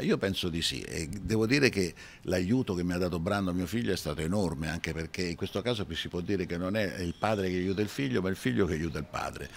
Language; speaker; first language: Italian; native; Italian